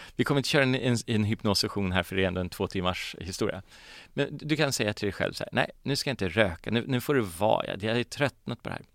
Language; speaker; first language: Swedish; early bilingual, other home language; Polish